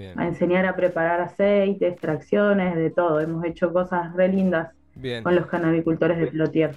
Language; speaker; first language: Spanish; native; Spanish